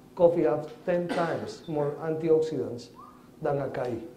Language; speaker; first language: English; non-native, fluent; Spanish